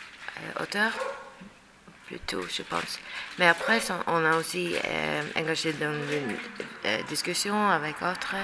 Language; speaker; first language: French; non-native, learner; Norwegian